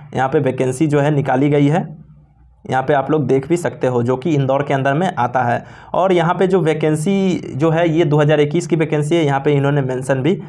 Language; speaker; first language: Hindi; native; Hindi